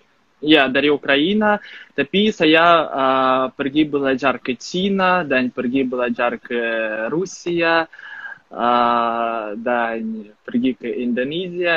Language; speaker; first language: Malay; non-native, fluent; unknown